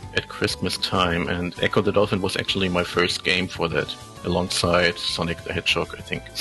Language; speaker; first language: English; non-native, fluent; German